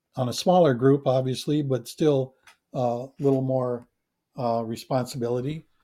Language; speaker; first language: English; native; English